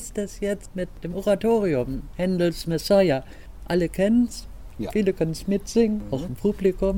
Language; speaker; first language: German; native; German